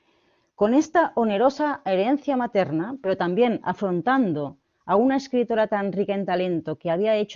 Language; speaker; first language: Spanish; native; Spanish